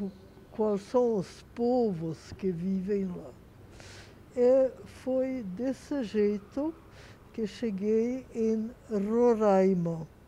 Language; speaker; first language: Portuguese; non-native, fluent; Hungarian